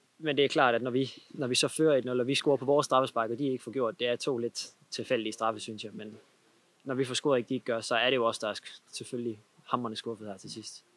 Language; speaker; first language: Danish; native; Danish